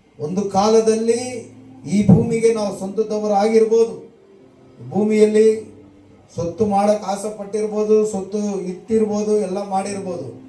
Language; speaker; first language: Kannada; non-native, local second language; Tamil